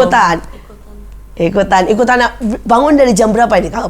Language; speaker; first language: Indonesian; native; Indonesian